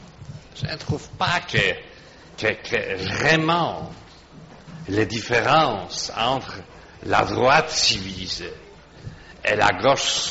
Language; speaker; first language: French; non-native, fluent; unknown